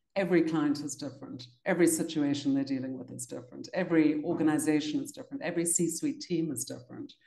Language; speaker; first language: English; native; English